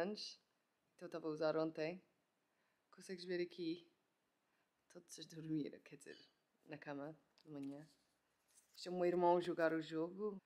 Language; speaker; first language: Portuguese; early bilingual, heritage; Portuguese